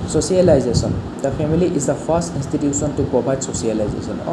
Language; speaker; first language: English; non-native, local second language; Assamese